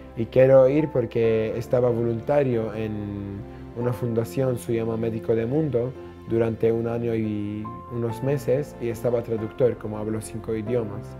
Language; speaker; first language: Spanish; non-native, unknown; Arabic